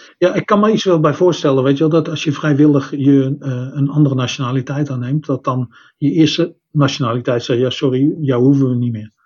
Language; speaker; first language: Dutch; native; Dutch